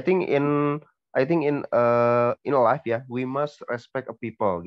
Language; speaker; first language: English; non-native, learner; Indonesian